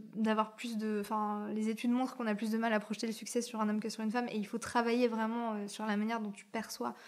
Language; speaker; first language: French; native; French